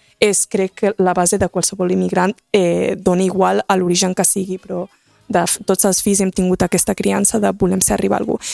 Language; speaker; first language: Catalan; early bilingual, other home language; Arabic